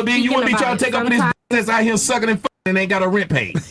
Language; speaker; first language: English; native; English